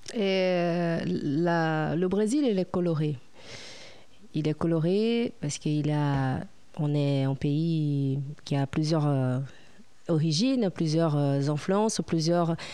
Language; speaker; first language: French; non-native, fluent; Portuguese